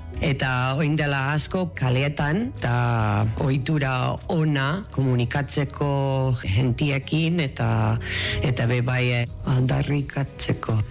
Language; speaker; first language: Basque; non-native, local second language; Spanish